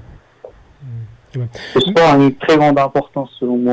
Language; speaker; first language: French; early bilingual, other home language; Armenian